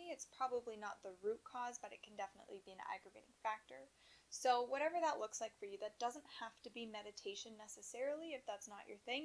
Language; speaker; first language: English; native; English